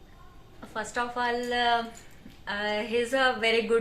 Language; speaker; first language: English; non-native, learner; Hindi